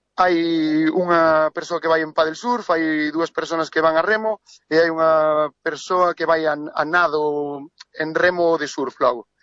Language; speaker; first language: Galician; native; Galician